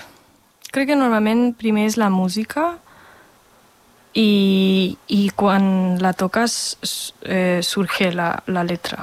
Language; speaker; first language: Catalan; non-native, fluent; Spanish